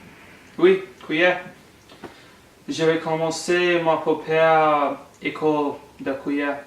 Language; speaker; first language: French; non-native, learner; English